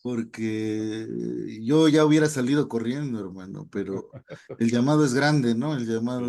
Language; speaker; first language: Spanish; native; Spanish